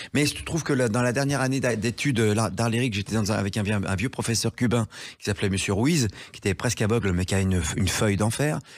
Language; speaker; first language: French; native; French